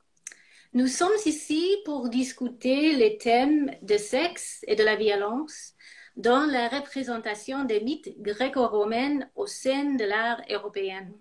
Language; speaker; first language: French; non-native, fluent; English